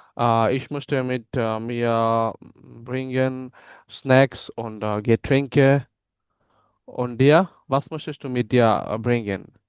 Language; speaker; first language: German; non-native, learner; Bangla